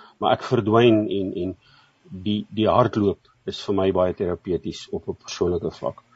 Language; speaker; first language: Afrikaans; native; Afrikaans